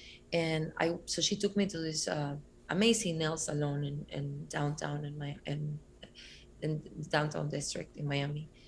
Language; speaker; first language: English; non-native, fluent; Spanish